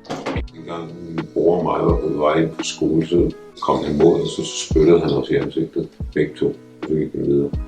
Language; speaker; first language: Danish; early bilingual, other home language; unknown